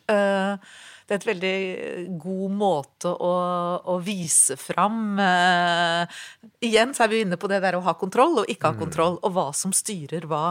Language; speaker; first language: Norwegian; native; Norwegian